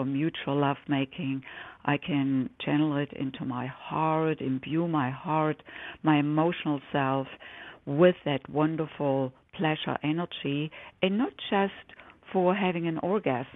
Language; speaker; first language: English; non-native, fluent; German